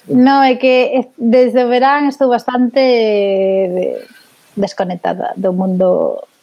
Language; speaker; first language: Galician; native; Galician